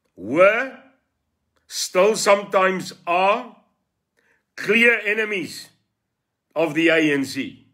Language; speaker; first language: English; non-native, local second language; Afrikaans